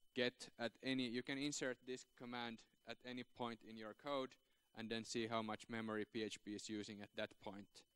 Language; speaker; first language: English; non-native, fluent; Finnish